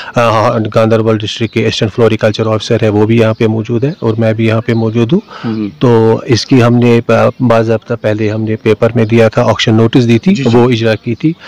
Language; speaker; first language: Hindi; non-native, local second language; Kashmiri